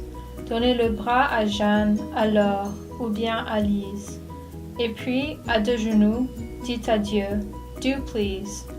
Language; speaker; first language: French; non-native, learner; English